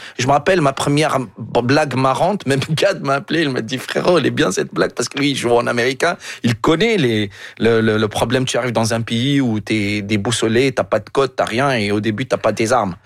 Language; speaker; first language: French; non-native, local second language; Arabic